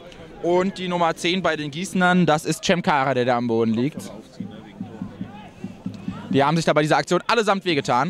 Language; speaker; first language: German; native; German